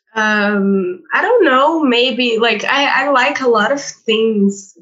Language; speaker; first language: English; non-native, fluent; Portuguese